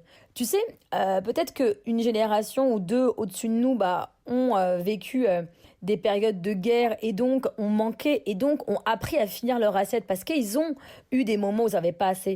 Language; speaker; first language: French; native; French